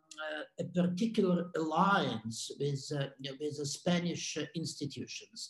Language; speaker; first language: English; non-native, fluent; Russian